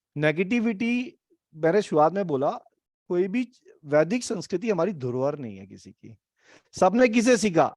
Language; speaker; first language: Hindi; native; Hindi